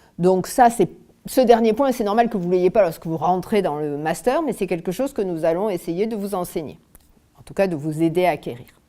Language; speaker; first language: French; native; French